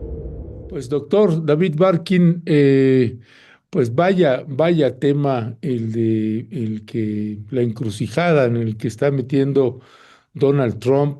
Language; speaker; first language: Spanish; native; Spanish